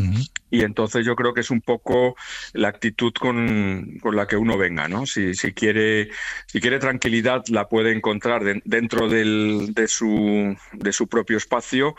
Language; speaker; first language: Spanish; native; Spanish